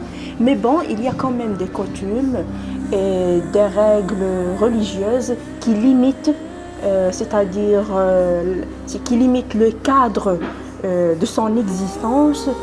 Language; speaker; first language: French; non-native, local second language; Arabic